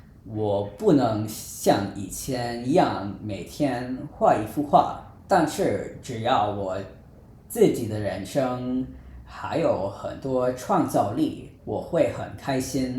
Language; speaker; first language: Chinese; non-native, fluent; English